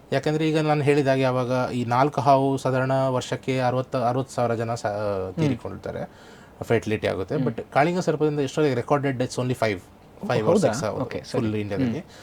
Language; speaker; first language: Kannada; non-native, local second language; Konkani